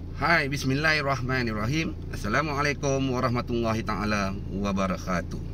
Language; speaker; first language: Malay; native; Malay